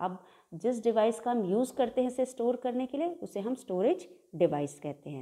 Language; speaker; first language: Hindi; native; Hindi